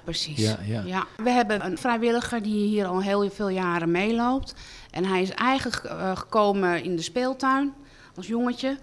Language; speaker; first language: Dutch; native; Dutch